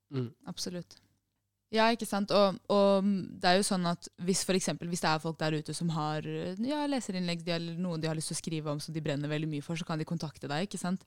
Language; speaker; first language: Norwegian; early bilingual, other home language; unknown